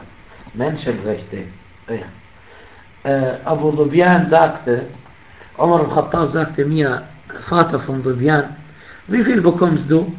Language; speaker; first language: German; non-native, fluent; Arabic